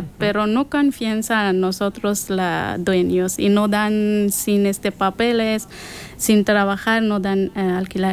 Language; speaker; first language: Spanish; non-native, learner; Persian